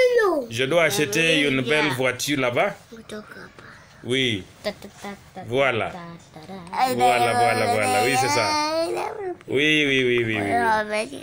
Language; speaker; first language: French; non-native, learner; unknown